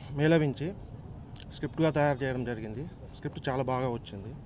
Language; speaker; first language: Telugu; native; Telugu